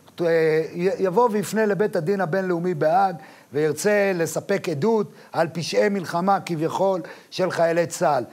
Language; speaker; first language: Hebrew; native; Hebrew